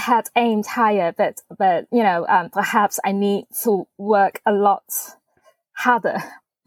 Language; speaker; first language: English; non-native, fluent; Chinese